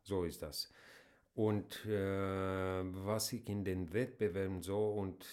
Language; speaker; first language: German; non-native, fluent; Romanian